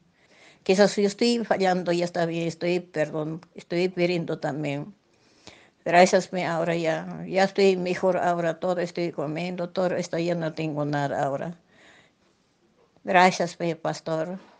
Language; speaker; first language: Spanish; non-native, local second language; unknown